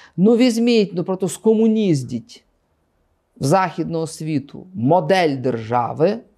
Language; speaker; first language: Ukrainian; native; Ukrainian